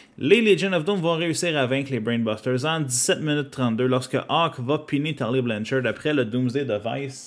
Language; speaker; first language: French; native; French